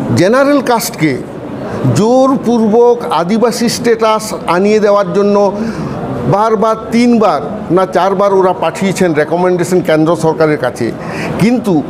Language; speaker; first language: Bangla; non-native, local second language; Santali